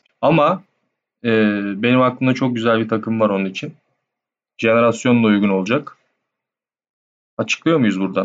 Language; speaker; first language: Turkish; native; Turkish